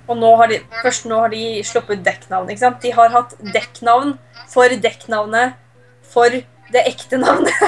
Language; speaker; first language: Norwegian; native; Norwegian